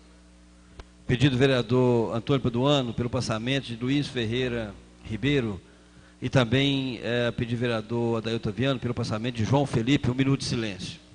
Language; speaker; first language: Portuguese; native; Portuguese